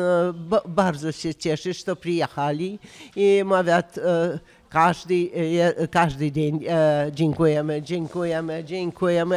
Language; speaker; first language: Polish; non-native, learner; Russian